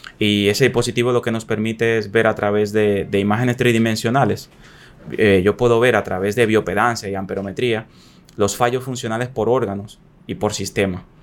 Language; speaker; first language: Spanish; native; Spanish